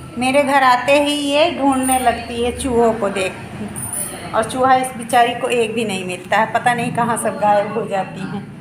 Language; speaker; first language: Hindi; native; Hindi